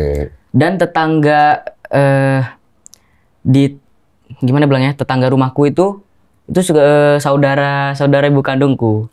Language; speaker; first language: Indonesian; non-native, local second language; Javanese